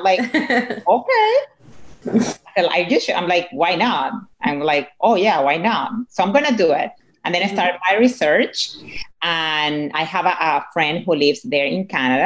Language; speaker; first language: English; non-native, fluent; Spanish